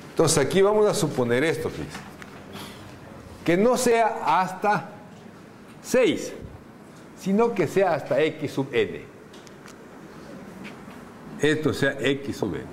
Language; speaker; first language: Spanish; native; Spanish